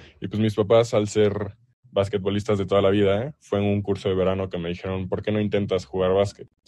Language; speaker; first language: Spanish; native; Spanish